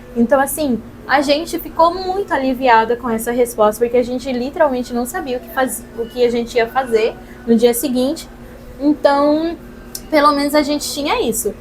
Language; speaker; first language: Portuguese; non-native, local second language; Kabuverdianu